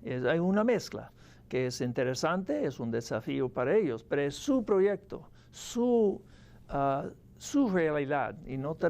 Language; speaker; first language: Spanish; non-native, fluent; English